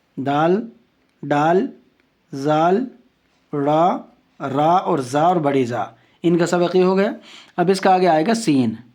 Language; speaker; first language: Urdu; native; Urdu